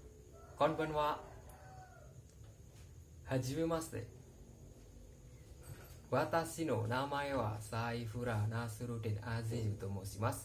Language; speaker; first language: Japanese; non-native, learner; Indonesian